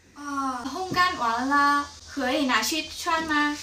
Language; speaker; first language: Chinese; non-native, learner; Vietnamese